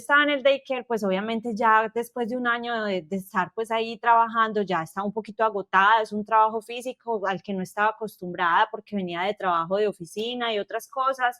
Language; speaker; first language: Spanish; native; Spanish